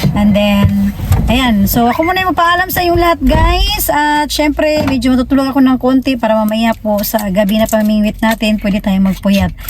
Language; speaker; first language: Filipino; native; Filipino